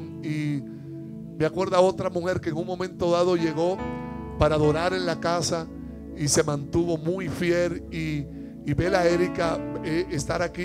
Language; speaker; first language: Spanish; native; Spanish